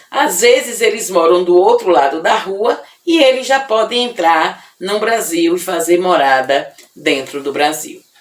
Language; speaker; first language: Portuguese; native; Portuguese